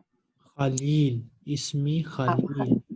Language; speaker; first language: Arabic; non-native, fluent; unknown